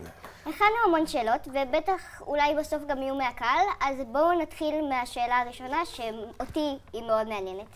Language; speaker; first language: Hebrew; native; Hebrew